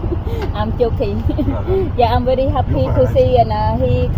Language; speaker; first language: English; non-native, learner; Khmer